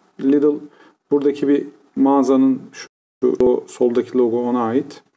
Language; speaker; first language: Turkish; native; Turkish